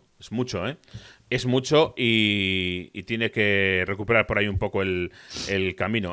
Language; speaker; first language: Spanish; native; Spanish